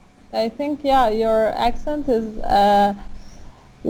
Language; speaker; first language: English; non-native, fluent; Persian